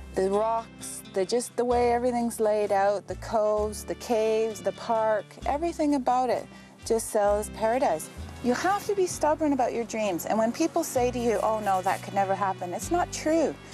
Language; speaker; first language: English; native; English